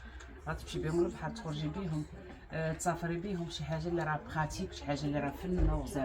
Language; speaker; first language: Arabic; native; Arabic